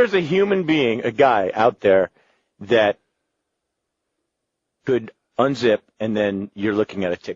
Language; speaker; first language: English; native; English